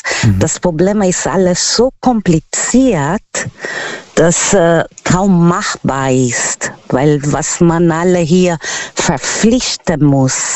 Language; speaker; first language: German; non-native, learner; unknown